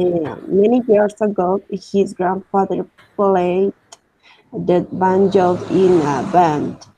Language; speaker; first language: English; non-native, learner; Spanish